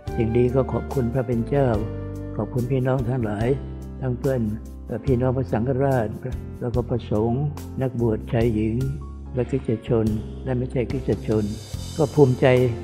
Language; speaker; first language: Thai; non-native, local second language; Vietnamese